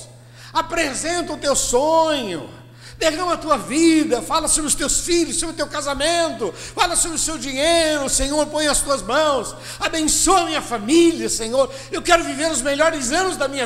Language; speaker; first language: Portuguese; native; Portuguese